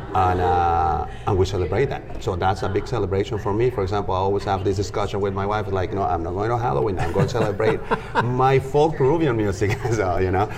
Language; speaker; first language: English; non-native, fluent; Spanish